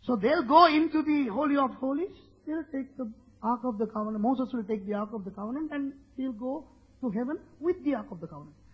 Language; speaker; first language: English; non-native, local second language; Sinhala